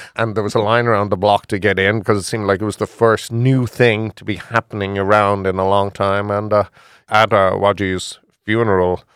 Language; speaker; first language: English; native; English